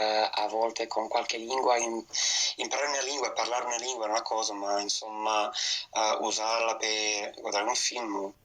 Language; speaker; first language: Italian; non-native, fluent; English